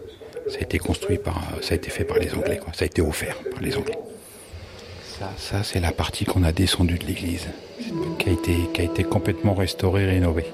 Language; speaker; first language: French; native; French